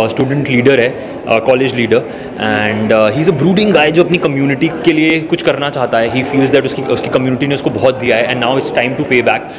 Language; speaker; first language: Hindi; native; Hindi